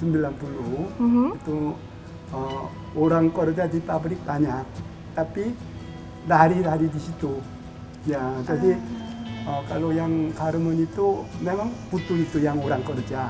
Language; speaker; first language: Indonesian; non-native, fluent; Korean